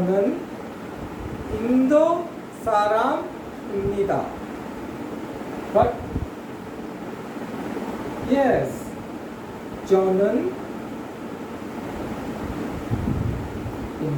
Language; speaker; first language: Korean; non-native, fluent; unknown